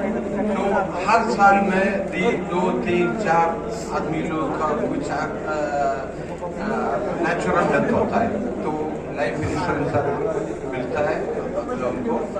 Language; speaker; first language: Hindi; non-native, local second language; Malayalam